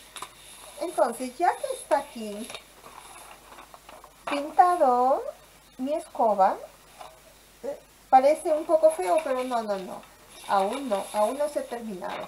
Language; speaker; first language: Spanish; native; Spanish